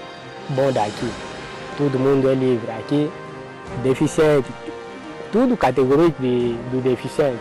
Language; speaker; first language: Portuguese; non-native, learner; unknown